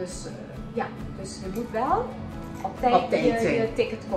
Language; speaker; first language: Dutch; non-native, local second language; Papiamento